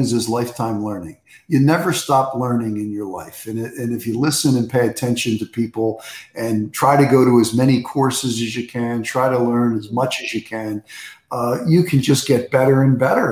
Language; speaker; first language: English; native; English